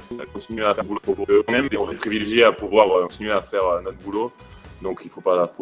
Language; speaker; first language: French; native; French